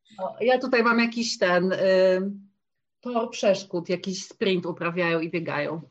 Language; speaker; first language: Polish; native; Polish